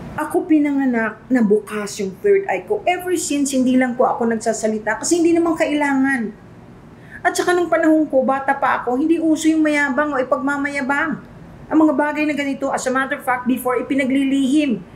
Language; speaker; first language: Filipino; non-native, local second language; Bikol